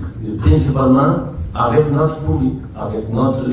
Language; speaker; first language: French; non-native, fluent; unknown